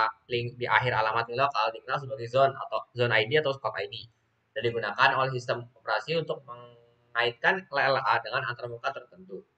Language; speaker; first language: Indonesian; native; Indonesian